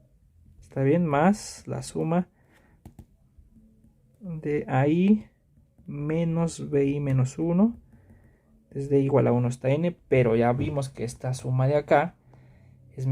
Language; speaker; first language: Spanish; native; Spanish